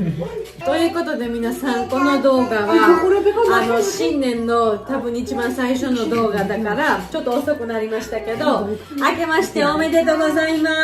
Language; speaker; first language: Japanese; non-native, fluent; Georgian